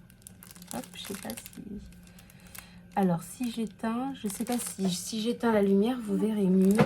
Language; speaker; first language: French; native; French